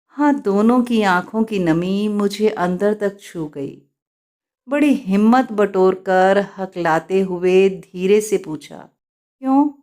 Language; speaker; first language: Hindi; native; Hindi